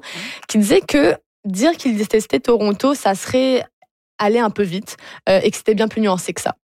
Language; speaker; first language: French; native; French